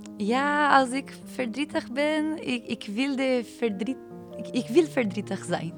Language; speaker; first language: Dutch; non-native, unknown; Portuguese